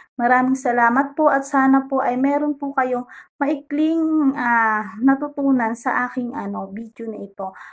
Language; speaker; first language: Filipino; native; Filipino